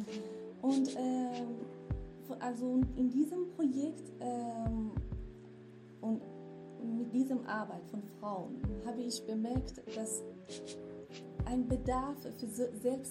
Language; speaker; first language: German; non-native, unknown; Kurdish